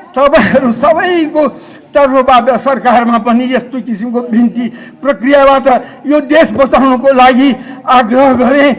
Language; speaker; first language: Nepali; non-native, local second language; Newari